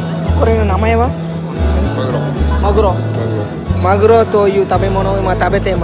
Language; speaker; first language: Japanese; non-native, learner; Tamil